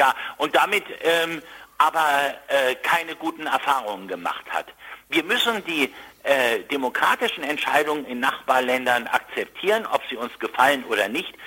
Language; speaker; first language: German; native; German